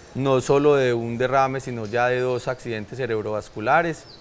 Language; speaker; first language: Spanish; native; Spanish